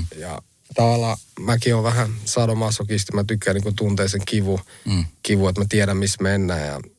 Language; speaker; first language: Finnish; early bilingual, other home language; Albanian